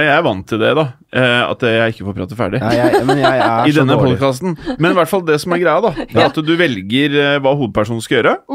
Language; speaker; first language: Norwegian; native; Norwegian